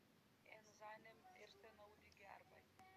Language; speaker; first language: German; non-native, learner; Macedonian